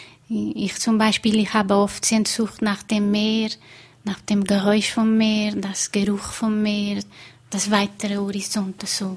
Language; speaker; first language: German; non-native, fluent; Portuguese